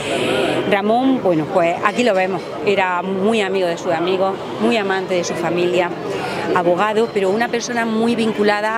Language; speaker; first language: Spanish; native; Spanish